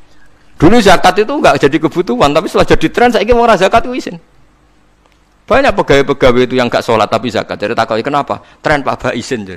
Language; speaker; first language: Indonesian; non-native, local second language; Javanese